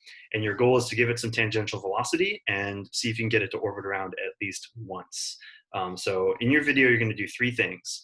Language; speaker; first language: English; native; English